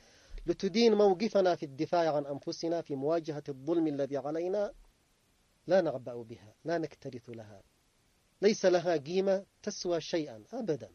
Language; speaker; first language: Arabic; native; Arabic